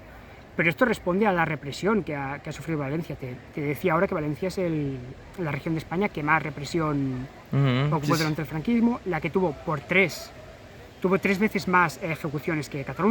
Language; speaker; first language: Spanish; native; Spanish